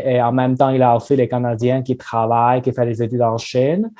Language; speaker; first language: French; non-native, learner; Chinese